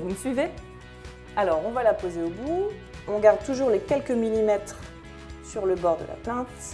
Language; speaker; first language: French; native; French